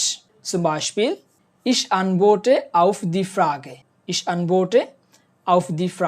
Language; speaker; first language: German; non-native, fluent; Bangla